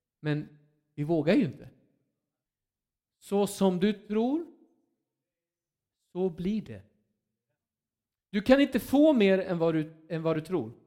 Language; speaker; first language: Swedish; non-native, fluent; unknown